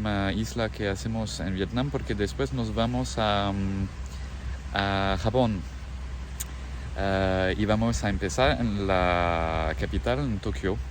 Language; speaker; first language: Spanish; non-native, fluent; French